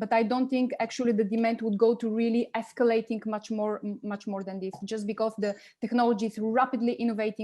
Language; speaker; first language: English; non-native, fluent; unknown